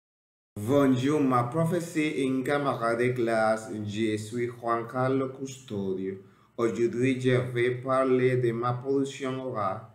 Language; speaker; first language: French; non-native, learner; Spanish